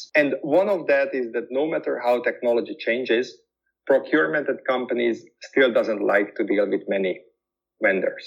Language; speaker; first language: English; non-native, fluent; Hungarian